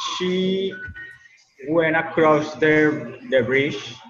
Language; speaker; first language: English; non-native, learner; Spanish